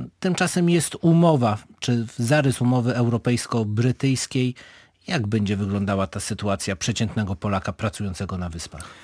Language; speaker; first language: Polish; native; Polish